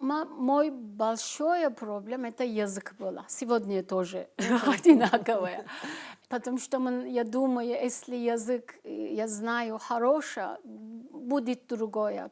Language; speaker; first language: Russian; non-native, learner; Turkish